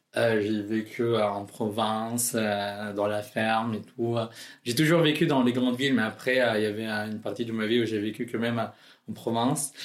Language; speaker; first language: French; non-native, fluent; Filipino